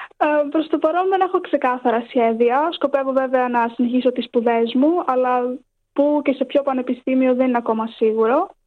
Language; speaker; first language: Greek; early bilingual, heritage; Greek